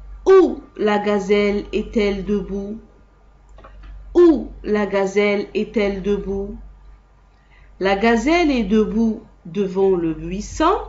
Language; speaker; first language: French; non-native, local second language; Arabic